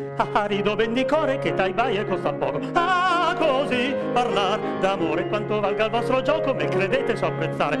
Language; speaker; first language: Italian; native; Italian